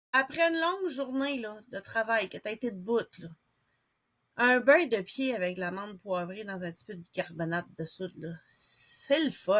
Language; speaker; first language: French; native; French